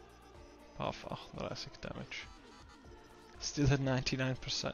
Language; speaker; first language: English; non-native, fluent; German